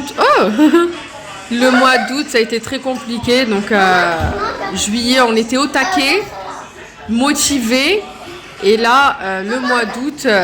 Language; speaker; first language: French; native; French